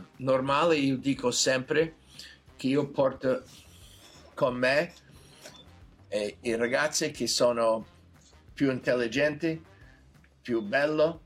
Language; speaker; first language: Italian; non-native, learner; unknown